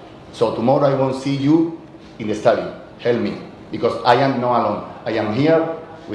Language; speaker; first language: English; non-native, learner; Spanish